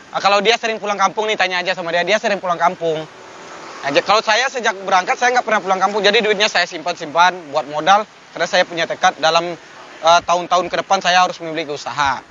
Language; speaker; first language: Indonesian; non-native, local second language; Minangkabau